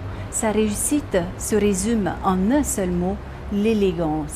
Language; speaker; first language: French; native; French